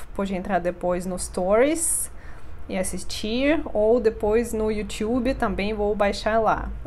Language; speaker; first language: Portuguese; non-native, fluent; Russian